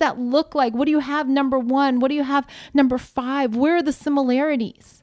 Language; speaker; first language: English; native; English